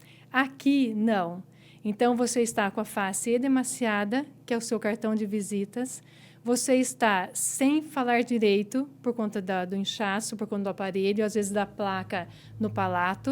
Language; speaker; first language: Portuguese; native; Portuguese